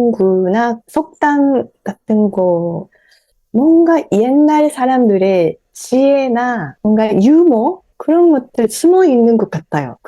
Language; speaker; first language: Korean; non-native, fluent; Japanese